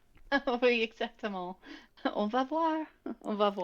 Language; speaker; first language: French; non-native, fluent; English